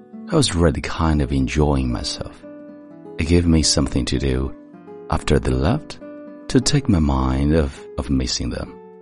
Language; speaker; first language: English; non-native, fluent; Chinese